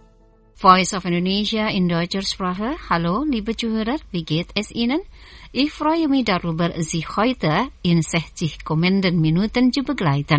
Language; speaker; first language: German; non-native, fluent; Indonesian